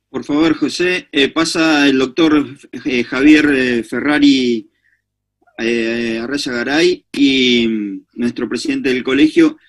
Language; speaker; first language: Spanish; native; Spanish